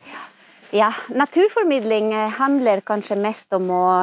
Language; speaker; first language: Norwegian; non-native, fluent; Spanish